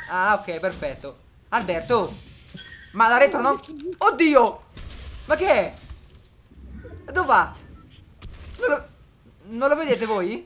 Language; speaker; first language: Italian; native; Italian